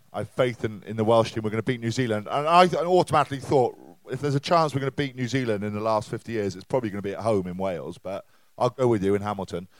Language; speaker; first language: English; native; English